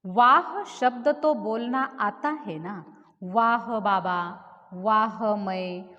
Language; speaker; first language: Hindi; non-native, local second language; Marathi